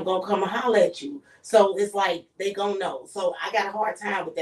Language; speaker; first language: English; native; English